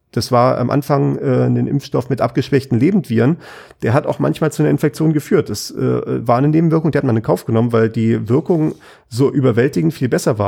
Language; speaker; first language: German; native; German